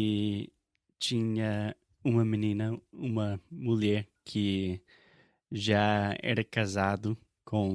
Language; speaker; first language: Portuguese; non-native, fluent; English